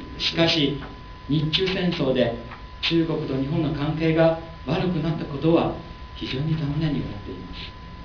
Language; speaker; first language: Japanese; non-native, learner; Chinese